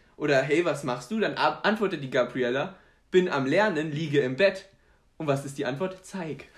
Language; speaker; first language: German; early bilingual, other home language; Polish